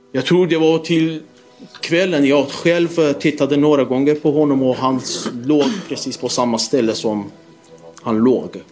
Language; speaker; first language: Swedish; non-native, fluent; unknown